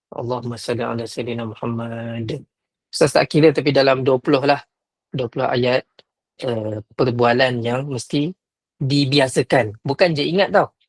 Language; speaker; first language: Malay; native; Malay